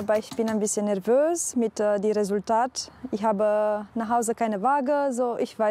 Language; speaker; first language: German; non-native, learner; Romanian